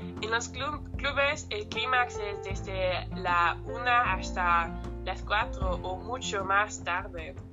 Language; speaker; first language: Spanish; non-native, learner; German